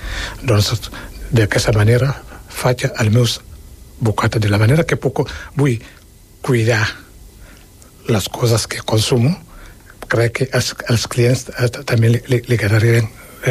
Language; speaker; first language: Catalan; non-native, fluent; Wolof